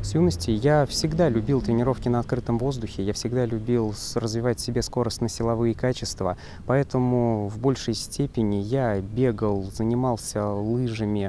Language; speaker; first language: Russian; native; Russian